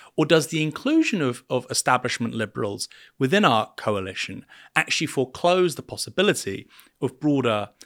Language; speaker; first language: English; native; English